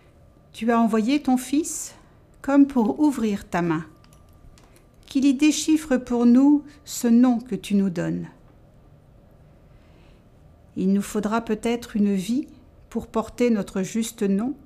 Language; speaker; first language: French; native; French